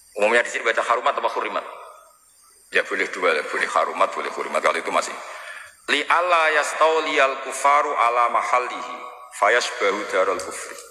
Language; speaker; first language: Indonesian; non-native, local second language; Javanese